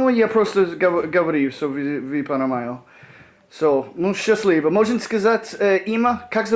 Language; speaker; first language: Russian; non-native, learner; English